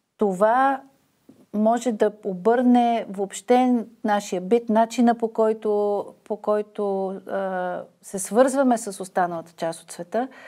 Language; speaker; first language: Bulgarian; native; Bulgarian